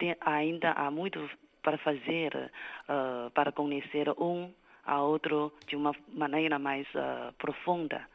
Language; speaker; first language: Portuguese; non-native, fluent; Chinese